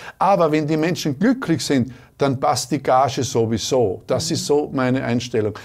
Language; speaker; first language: German; native; German